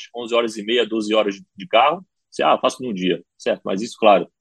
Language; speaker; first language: Portuguese; native; Portuguese